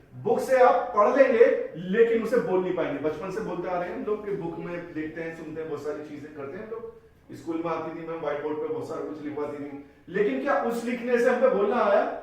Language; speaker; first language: Hindi; native; Hindi